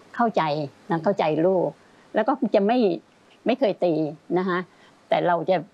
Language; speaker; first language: Thai; native; Thai